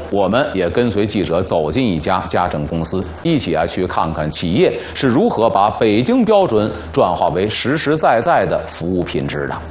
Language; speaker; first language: Chinese; native; Chinese